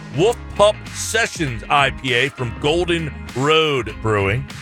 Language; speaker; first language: English; native; English